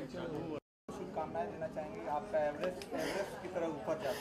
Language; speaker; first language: Hindi; native; Hindi